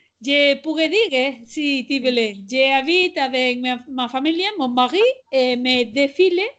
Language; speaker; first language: French; non-native, learner; Catalan